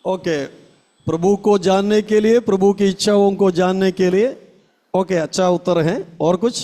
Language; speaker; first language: Hindi; non-native, local second language; Malayalam